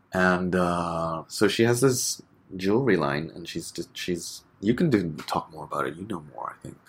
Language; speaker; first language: English; native; English